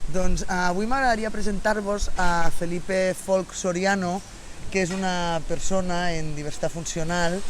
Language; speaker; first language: Catalan; native; Catalan